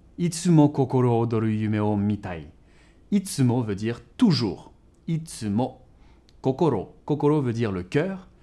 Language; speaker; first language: French; native; French